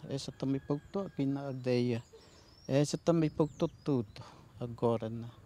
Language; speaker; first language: Portuguese; non-native, local second language; Guarani